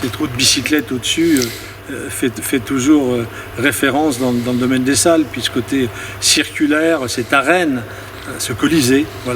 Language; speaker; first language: French; native; French